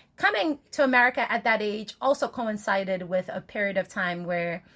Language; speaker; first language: English; early bilingual, other home language; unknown